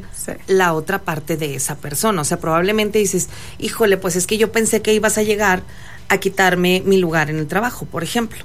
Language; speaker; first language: Spanish; native; Spanish